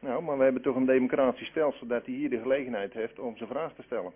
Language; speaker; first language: Dutch; native; Dutch